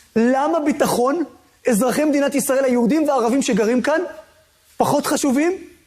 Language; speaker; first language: Hebrew; non-native, local second language; Arabic